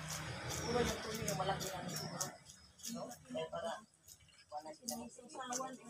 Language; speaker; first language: Filipino; non-native, local second language; Cebuano